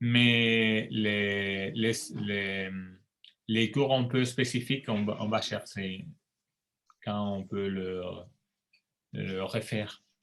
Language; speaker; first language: French; non-native, fluent; Spanish